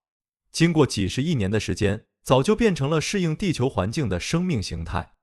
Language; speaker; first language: Chinese; native; Chinese